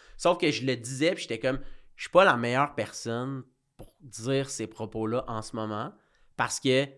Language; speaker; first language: French; native; French